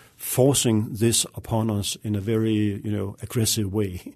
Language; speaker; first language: English; non-native, fluent; Danish